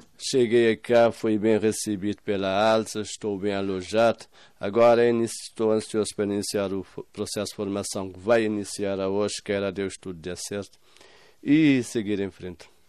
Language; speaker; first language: Portuguese; non-native, local second language; Kabuverdianu